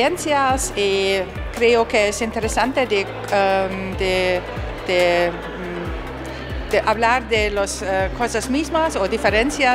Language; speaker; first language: Spanish; non-native, learner; German